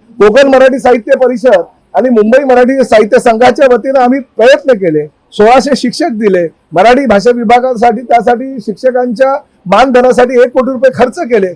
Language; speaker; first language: Marathi; native; Marathi